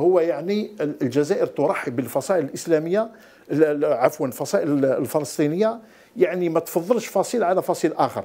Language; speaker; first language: Arabic; native; Arabic